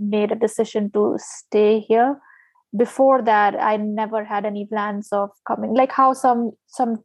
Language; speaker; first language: English; non-native, local second language; Hindi